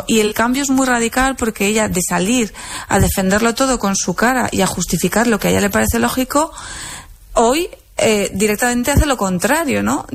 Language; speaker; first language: Spanish; native; Spanish